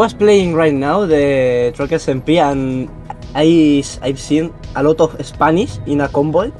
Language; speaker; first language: English; non-native, learner; Spanish